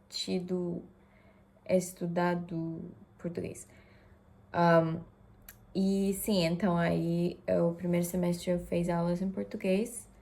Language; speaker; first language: Portuguese; non-native, fluent; Japanese